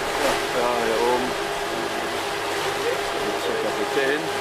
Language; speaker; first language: German; native; German